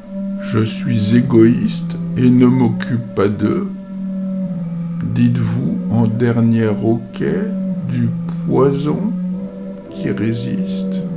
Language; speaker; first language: French; native; French